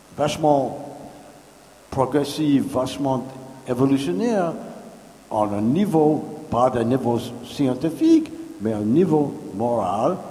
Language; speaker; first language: French; non-native, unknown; English